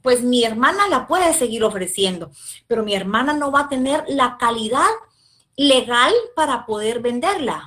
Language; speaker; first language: Spanish; native; Spanish